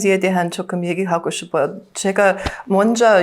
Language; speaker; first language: Korean; non-native, learner; English